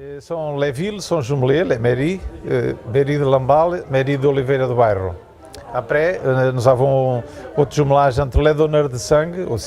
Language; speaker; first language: French; non-native, learner; Portuguese